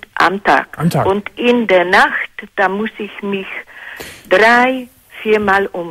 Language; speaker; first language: German; non-native, fluent; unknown